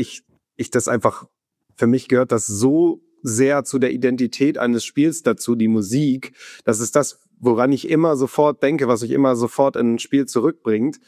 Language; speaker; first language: German; native; German